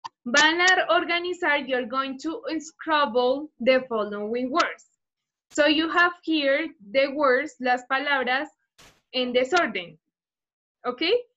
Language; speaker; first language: English; non-native, fluent; Spanish